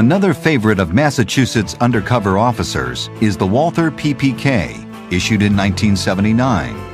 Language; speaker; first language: English; native; English